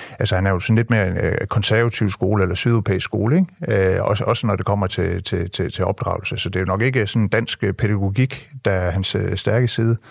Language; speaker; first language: Danish; early bilingual, other home language; French